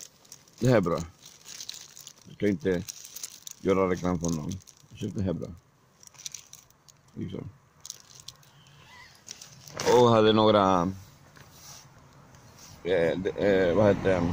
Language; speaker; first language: Swedish; non-native, learner; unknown